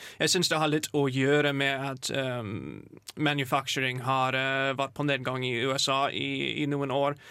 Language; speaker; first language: Norwegian; non-native, fluent; English